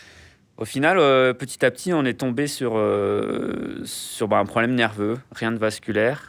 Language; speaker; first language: French; native; French